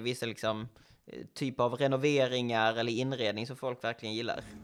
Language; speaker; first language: Swedish; native; Swedish